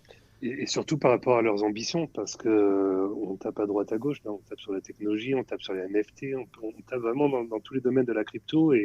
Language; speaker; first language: French; native; French